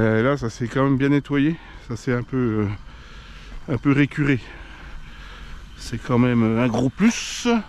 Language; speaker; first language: French; native; French